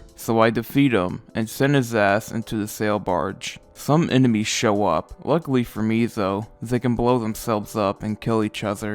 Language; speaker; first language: English; native; English